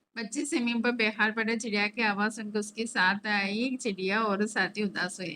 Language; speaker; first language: Hindi; non-native, local second language; Malayalam